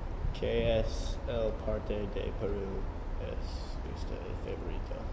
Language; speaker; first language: Spanish; non-native, learner; English